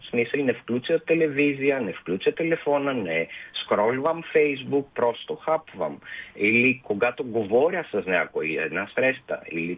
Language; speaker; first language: Bulgarian; non-native, fluent; Greek